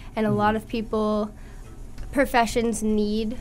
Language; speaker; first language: English; native; English